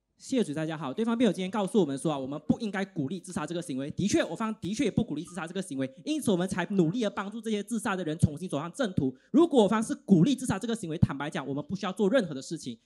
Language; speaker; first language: Chinese; native; Chinese